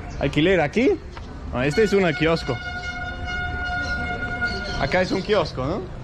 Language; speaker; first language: Spanish; non-native, learner; English